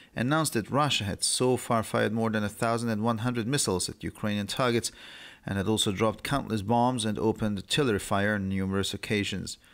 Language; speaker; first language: English; non-native, fluent; Hungarian